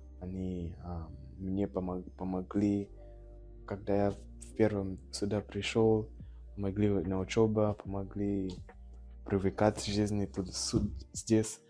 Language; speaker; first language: Russian; non-native, learner; Nyanja